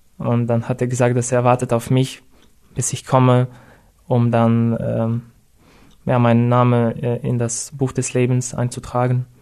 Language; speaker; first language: German; non-native, fluent; Russian